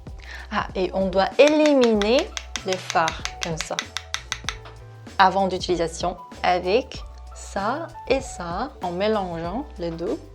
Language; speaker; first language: French; non-native, fluent; Korean